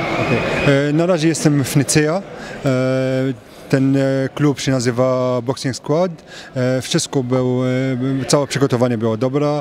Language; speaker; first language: Polish; non-native, learner; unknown